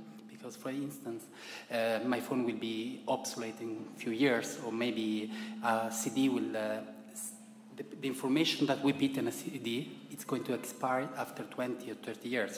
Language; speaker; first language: English; non-native, fluent; Italian